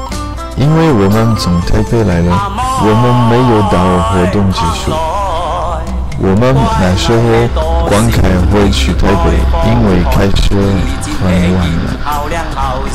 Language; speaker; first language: Chinese; non-native, learner; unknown